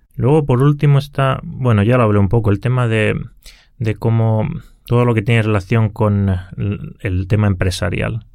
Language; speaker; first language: Spanish; native; Spanish